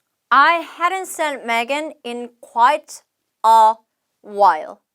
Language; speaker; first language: English; non-native, fluent; Korean